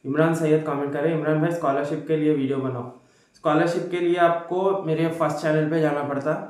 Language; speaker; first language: Hindi; non-native, local second language; Telugu